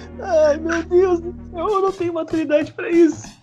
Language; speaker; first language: Portuguese; non-native, fluent; Spanish